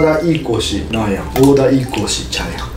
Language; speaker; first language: Chinese; non-native, learner; Japanese